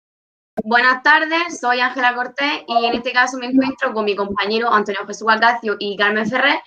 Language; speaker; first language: Spanish; native; Spanish